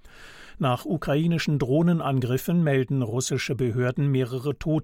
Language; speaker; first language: German; native; German